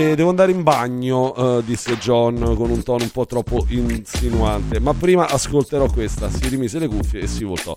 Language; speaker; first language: Italian; native; Italian